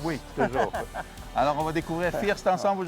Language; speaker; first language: French; native; French